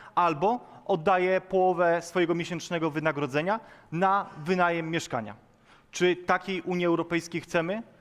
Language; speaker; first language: Polish; native; Polish